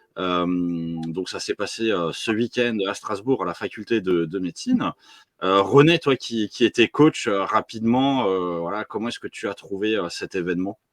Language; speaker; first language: French; native; French